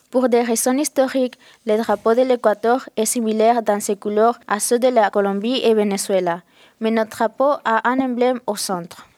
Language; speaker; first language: French; non-native, fluent; Spanish